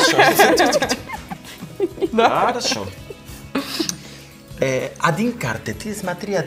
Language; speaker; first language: Russian; non-native, learner; Spanish